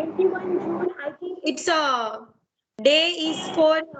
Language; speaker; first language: English; non-native, learner; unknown